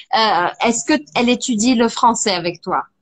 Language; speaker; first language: French; non-native, fluent; Portuguese